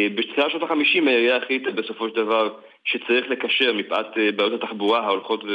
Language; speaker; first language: Hebrew; native; Hebrew